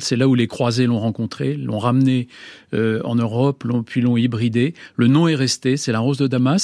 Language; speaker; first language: French; native; French